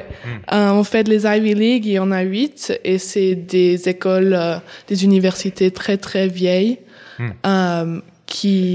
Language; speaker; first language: French; early bilingual, heritage; English